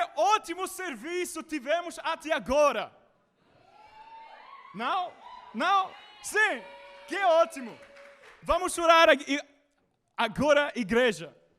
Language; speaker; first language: Portuguese; non-native, learner; English